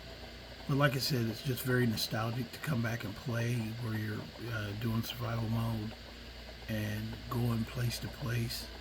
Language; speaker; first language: English; native; English